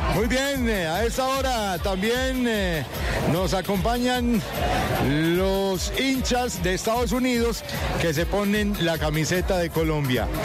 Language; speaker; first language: Spanish; native; Spanish